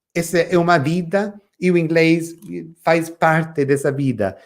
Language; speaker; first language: Portuguese; non-native, fluent; English